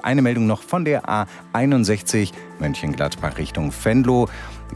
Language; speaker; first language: German; native; German